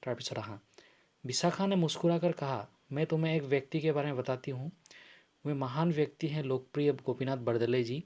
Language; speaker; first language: Hindi; non-native, local second language; Assamese